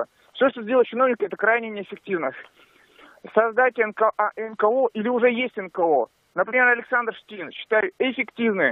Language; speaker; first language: Russian; native; Russian